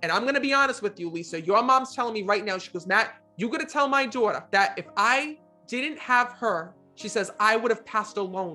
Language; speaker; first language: English; native; English